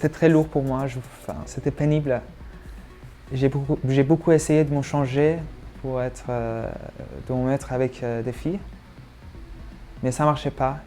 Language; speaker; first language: French; non-native, fluent; Persian